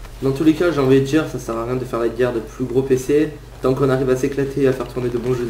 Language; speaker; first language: French; native; French